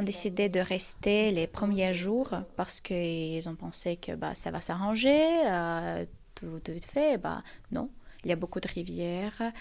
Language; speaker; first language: French; non-native, fluent; Ukrainian